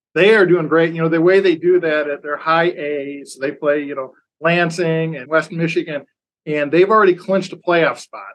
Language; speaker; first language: English; native; English